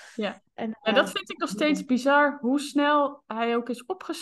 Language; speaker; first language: Dutch; native; Dutch